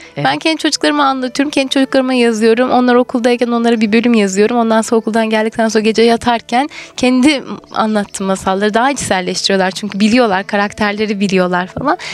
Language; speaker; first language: Turkish; native; Turkish